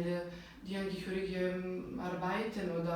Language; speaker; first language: German; non-native, fluent; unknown